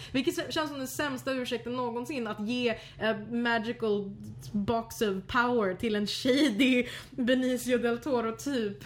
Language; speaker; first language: Swedish; native; Swedish